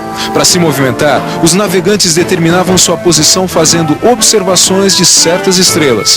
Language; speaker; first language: Portuguese; native; Portuguese